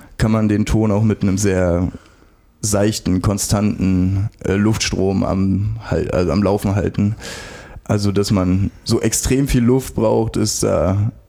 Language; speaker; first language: German; native; German